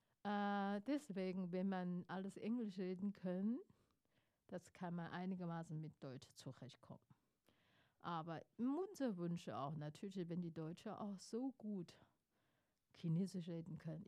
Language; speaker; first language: German; non-native, fluent; Chinese